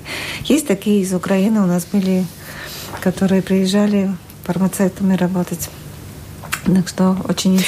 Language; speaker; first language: Russian; non-native, local second language; Latvian